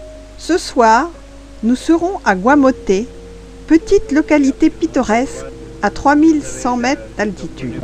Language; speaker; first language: French; native; French